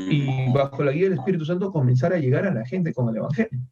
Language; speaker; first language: Spanish; native; Spanish